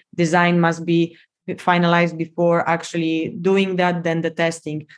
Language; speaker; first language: English; non-native, fluent; Polish